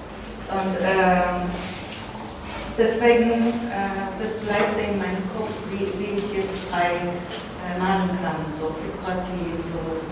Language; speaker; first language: German; non-native, learner; Persian